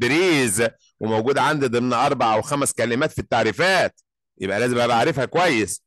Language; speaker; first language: Arabic; native; Arabic